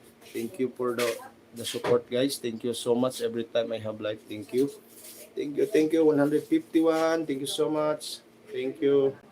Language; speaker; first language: English; non-native, local second language; Filipino